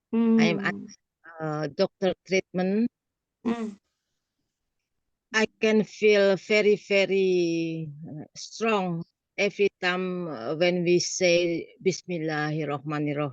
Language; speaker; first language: English; non-native, learner; Indonesian